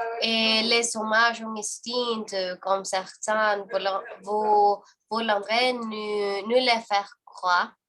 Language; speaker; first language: French; non-native, learner; Spanish